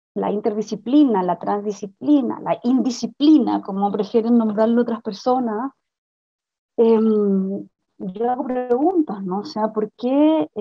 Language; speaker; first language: Spanish; native; Spanish